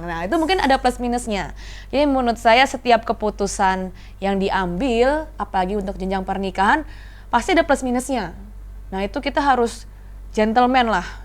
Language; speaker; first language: Indonesian; native; Indonesian